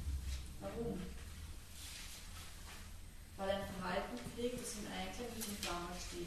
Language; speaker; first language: German; native; German